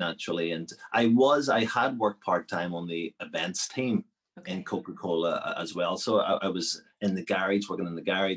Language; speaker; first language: English; native; English